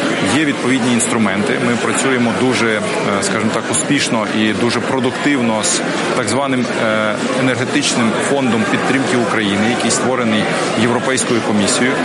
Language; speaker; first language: Ukrainian; native; Ukrainian